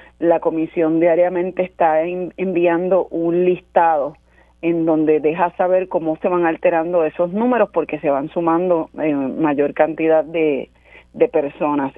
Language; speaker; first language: Spanish; native; Spanish